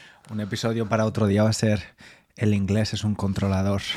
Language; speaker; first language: Spanish; native; Spanish